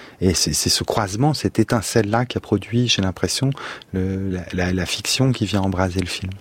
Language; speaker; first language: French; native; French